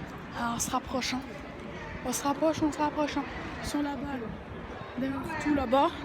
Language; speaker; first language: French; native; French